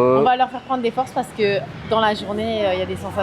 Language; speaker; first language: French; native; French